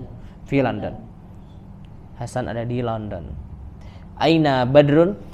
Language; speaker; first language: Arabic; non-native, fluent; Indonesian